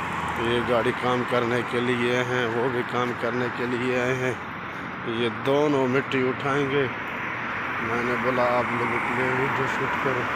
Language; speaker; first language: Hindi; non-native, local second language; Baluchi